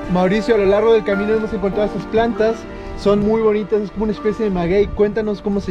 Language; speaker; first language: Spanish; native; Spanish